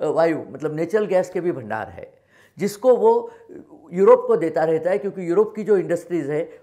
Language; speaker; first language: Hindi; non-native, local second language; Marathi